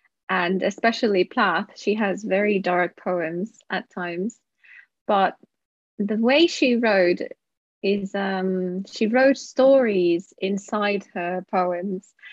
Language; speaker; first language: English; non-native, fluent; Finnish